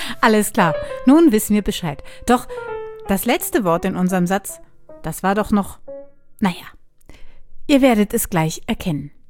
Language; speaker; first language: German; native; German